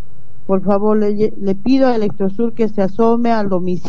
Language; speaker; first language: Spanish; native; Spanish